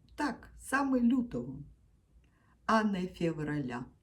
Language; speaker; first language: Ukrainian; non-native, local second language; Russian